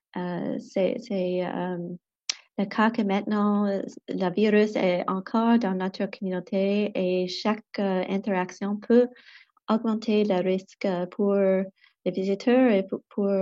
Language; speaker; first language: French; non-native, local second language; English